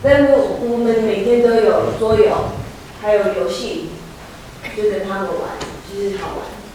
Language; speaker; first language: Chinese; early bilingual, heritage; Chinese